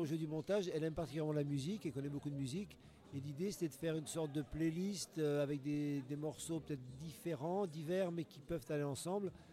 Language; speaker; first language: French; native; French